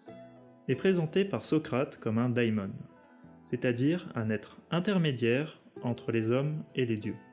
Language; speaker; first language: French; native; French